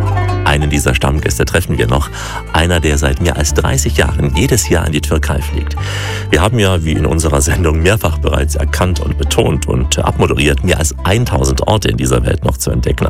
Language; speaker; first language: German; native; German